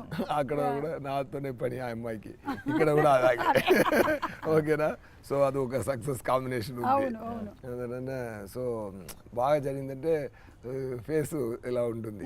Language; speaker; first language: Telugu; non-native, learner; Tamil